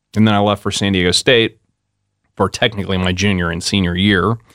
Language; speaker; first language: English; native; English